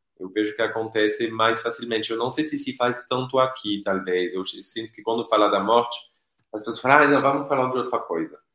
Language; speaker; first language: Portuguese; non-native, fluent; French